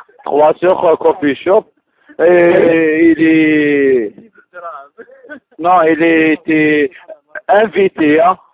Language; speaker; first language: French; non-native, learner; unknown